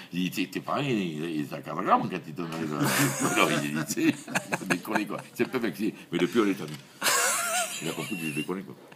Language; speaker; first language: French; native; French